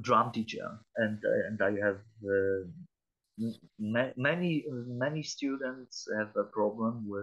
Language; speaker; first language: English; non-native, learner; Polish